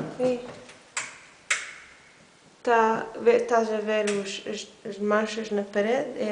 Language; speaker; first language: Portuguese; early bilingual, heritage; English